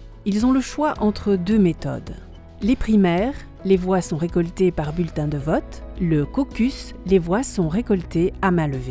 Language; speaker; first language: French; native; French